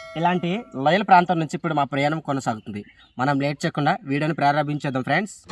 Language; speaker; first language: Telugu; non-native, local second language; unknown